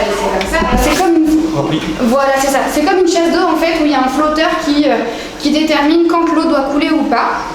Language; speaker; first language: French; native; French